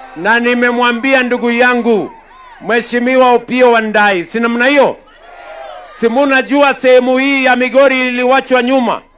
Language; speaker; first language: Swahili; non-native, local second language; Kalenjin